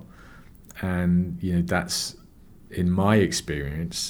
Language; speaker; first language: English; native; English